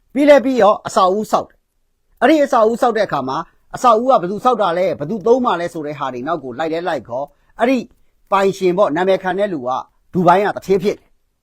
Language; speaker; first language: Burmese; non-native, local second language; Kachin